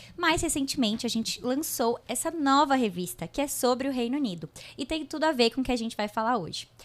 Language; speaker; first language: Portuguese; native; Portuguese